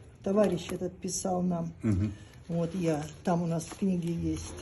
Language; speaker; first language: Russian; native; Russian